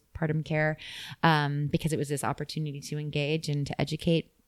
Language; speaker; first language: English; native; English